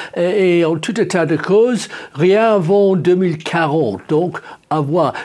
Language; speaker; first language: French; non-native, fluent; English